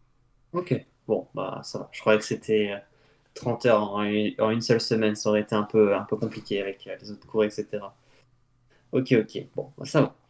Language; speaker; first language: French; native; French